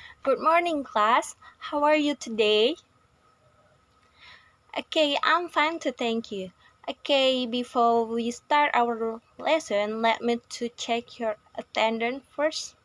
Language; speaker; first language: English; non-native, learner; Indonesian